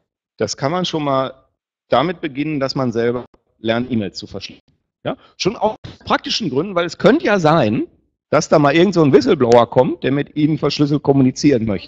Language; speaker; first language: German; native; German